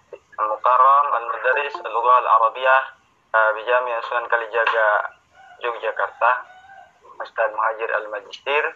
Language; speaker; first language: Arabic; non-native, learner; Indonesian